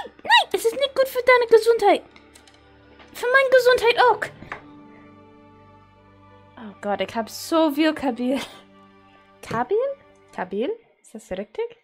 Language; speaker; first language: German; non-native, learner; English